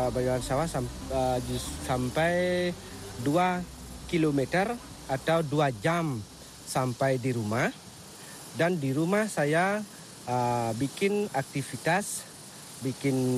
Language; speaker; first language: Indonesian; non-native, local second language; Balinese